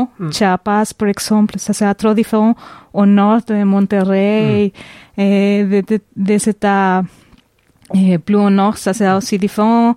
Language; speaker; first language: French; non-native, fluent; Spanish